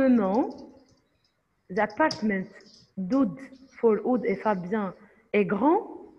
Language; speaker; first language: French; non-native, fluent; Arabic